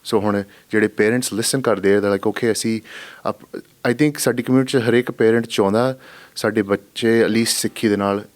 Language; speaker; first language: Punjabi; early bilingual, heritage; Punjabi